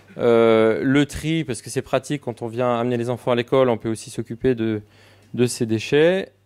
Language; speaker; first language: French; native; French